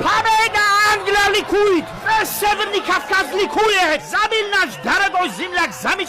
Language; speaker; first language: Russian; native; Russian